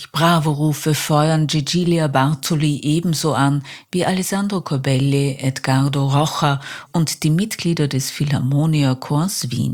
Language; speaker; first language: German; native; German